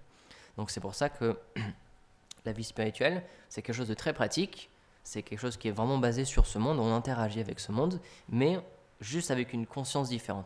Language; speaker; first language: French; native; French